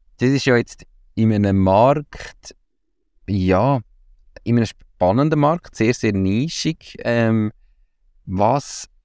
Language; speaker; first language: German; native; German